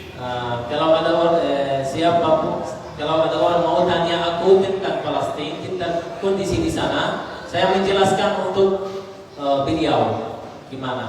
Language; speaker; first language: Indonesian; non-native, learner; Arabic